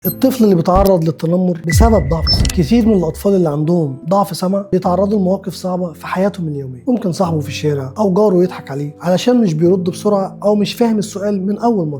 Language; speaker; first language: Arabic; native; Arabic